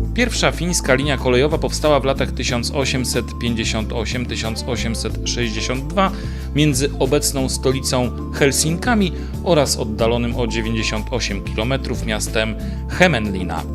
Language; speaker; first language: Polish; native; Polish